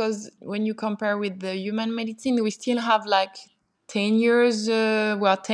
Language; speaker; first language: English; non-native, fluent; French